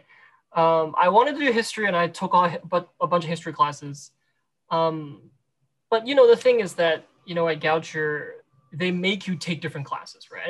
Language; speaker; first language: English; non-native, local second language; Cantonese